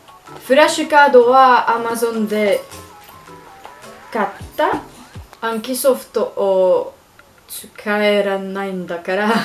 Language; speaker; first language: Japanese; non-native, learner; French